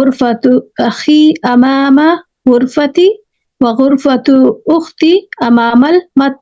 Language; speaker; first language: Arabic; non-native, learner; Urdu